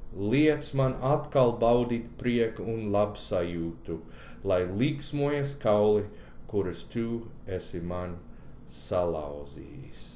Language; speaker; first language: Latvian; early bilingual, heritage; Latvian